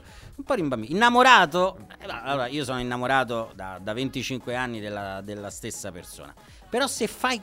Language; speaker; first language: Italian; native; Italian